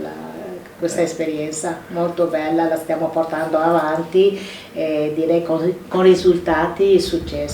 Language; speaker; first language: Italian; non-native, fluent; Arabic